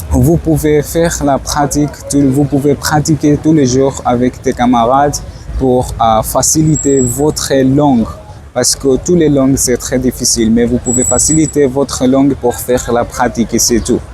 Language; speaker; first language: French; non-native, learner; Swahili